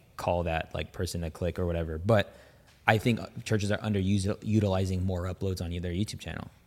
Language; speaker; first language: English; native; English